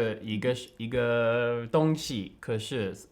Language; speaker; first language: Chinese; non-native, learner; English